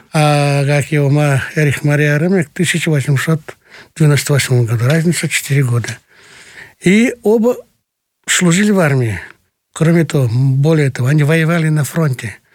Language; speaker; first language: Russian; non-native, local second language; Kyrgyz